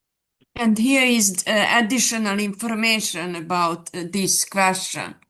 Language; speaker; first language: English; non-native, fluent; Serbian